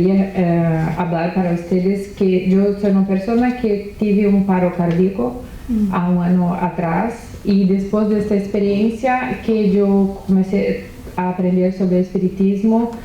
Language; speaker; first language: Spanish; non-native, learner; Portuguese